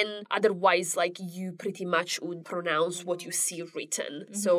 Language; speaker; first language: English; non-native, fluent; Italian